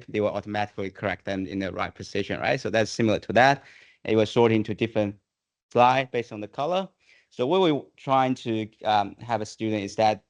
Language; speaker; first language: English; non-native, fluent; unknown